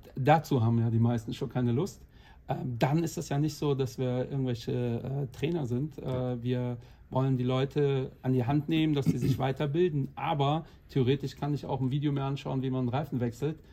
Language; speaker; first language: German; non-native, fluent; Portuguese